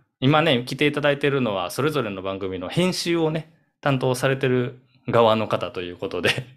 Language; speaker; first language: Japanese; native; Japanese